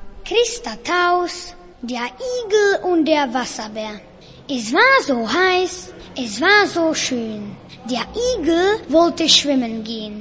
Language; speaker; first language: German; non-native, learner; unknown